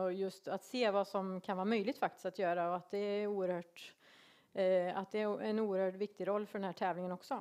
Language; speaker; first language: Swedish; native; Swedish